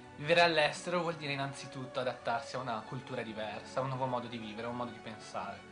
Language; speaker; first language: Italian; native; Italian